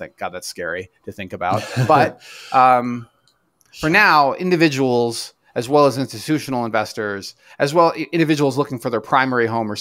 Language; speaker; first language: English; native; English